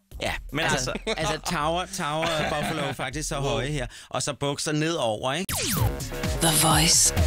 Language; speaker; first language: Danish; native; Danish